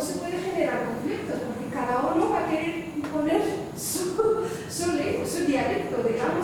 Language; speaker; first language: Spanish; non-native, fluent; Arabic